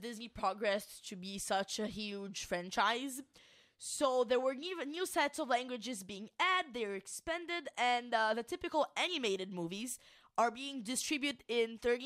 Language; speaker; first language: English; non-native, fluent; Portuguese